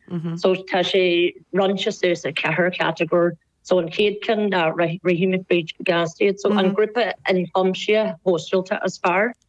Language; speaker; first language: Irish; native; Irish